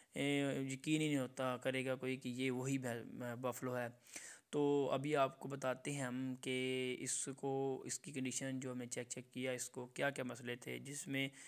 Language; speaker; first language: Urdu; non-native, local second language; Punjabi